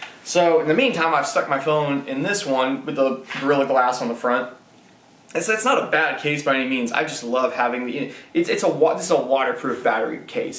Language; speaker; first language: English; native; English